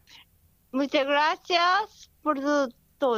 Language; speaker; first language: Spanish; non-native, learner; Japanese